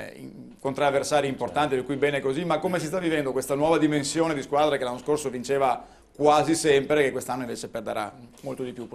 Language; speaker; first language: Italian; native; Italian